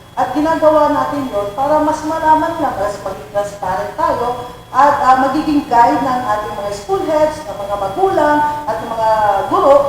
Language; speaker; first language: Filipino; non-native, local second language; Pangasinan